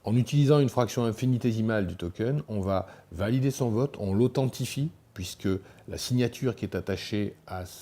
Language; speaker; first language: French; native; French